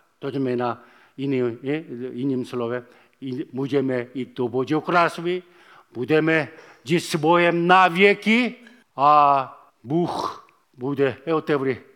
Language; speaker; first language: Czech; non-native, fluent; Korean